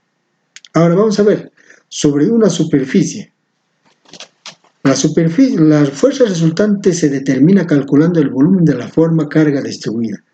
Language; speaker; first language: Spanish; native; Spanish